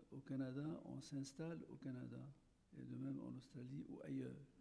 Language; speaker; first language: French; non-native, local second language; Arabic